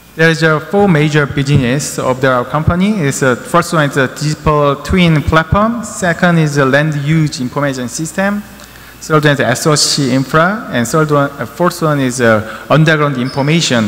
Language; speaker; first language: English; non-native, learner; Korean